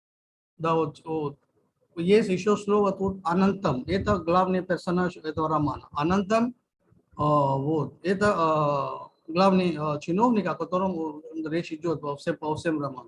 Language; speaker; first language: Russian; native; Russian